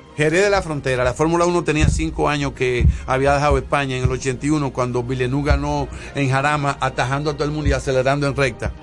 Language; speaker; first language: Spanish; native; Spanish